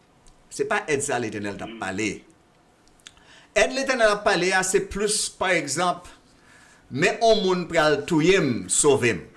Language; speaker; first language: French; non-native, local second language; Haitian Creole